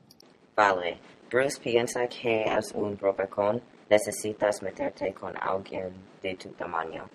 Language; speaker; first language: Spanish; non-native, learner; English